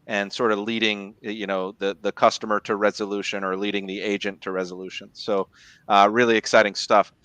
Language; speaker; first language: English; native; English